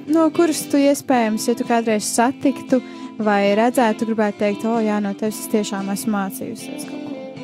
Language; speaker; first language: Latvian; native; Latvian